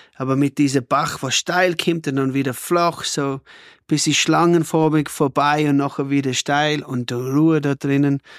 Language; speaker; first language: German; non-native, fluent; English